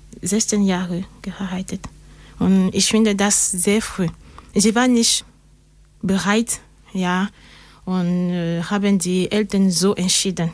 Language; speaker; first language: German; non-native, learner; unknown